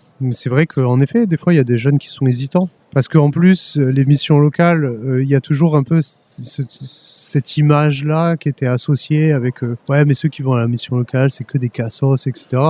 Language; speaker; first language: French; native; French